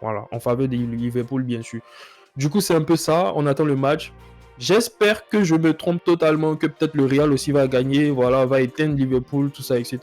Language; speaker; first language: French; native; French